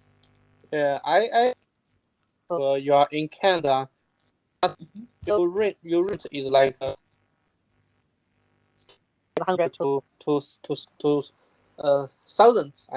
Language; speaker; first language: English; non-native, learner; Chinese